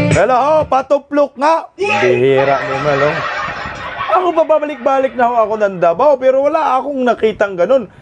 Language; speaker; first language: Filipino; non-native, local second language; Cebuano